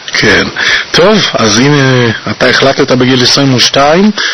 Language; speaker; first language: Hebrew; native; Hebrew